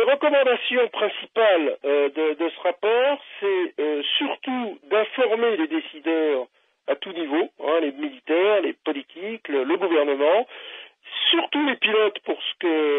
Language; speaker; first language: French; native; French